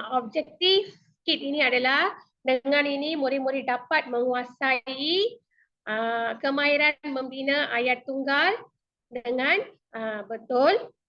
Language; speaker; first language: Malay; non-native, local second language; Tamil